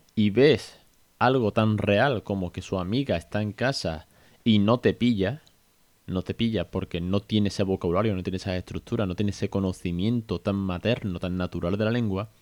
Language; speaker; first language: Spanish; native; Spanish